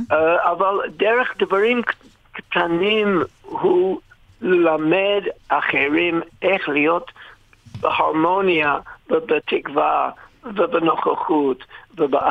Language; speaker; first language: Hebrew; non-native, fluent; English